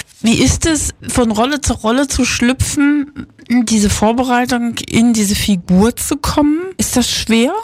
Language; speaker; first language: German; native; German